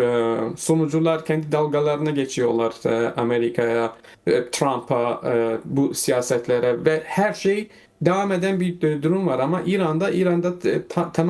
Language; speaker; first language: Turkish; non-native, fluent; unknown